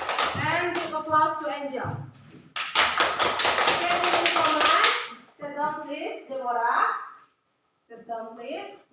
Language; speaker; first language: English; non-native, learner; Indonesian